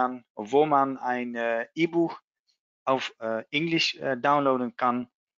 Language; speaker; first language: German; non-native, learner; Dutch